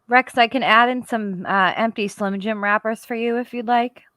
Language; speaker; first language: English; native; English